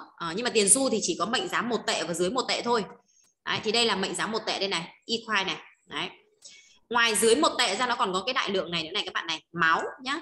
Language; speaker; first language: Vietnamese; native; Vietnamese